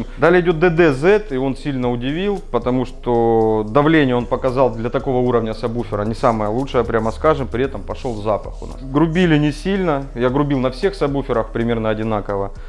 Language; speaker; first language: Russian; native; Russian